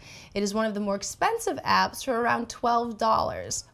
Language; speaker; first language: English; native; English